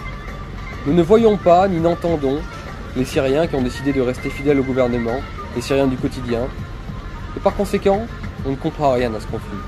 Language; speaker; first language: French; native; French